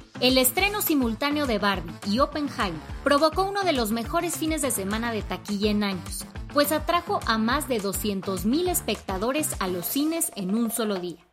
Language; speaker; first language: Spanish; native; Spanish